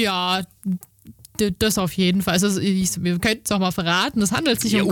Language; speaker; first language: German; native; German